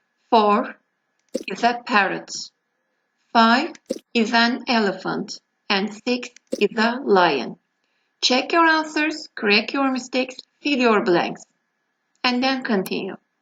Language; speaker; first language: English; non-native, fluent; Turkish